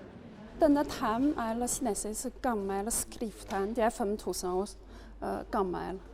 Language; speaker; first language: Norwegian; non-native, learner; Chinese